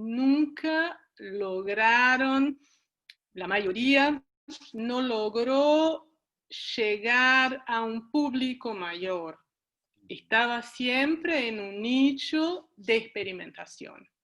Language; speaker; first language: Spanish; non-native, fluent; Portuguese